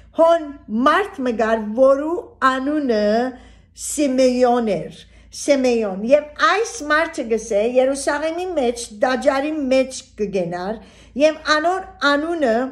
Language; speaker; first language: Armenian; early bilingual, heritage; Armenian